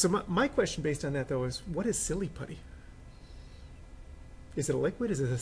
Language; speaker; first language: English; native; English